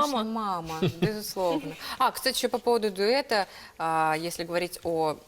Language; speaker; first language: Russian; native; Russian